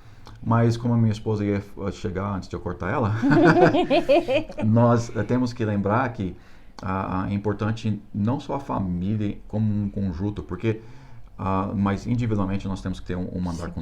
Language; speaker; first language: Portuguese; non-native, fluent; English